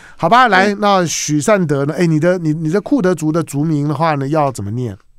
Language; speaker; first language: Chinese; native; Chinese